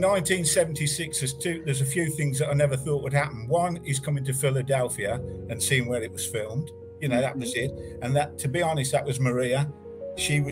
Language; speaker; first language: English; native; English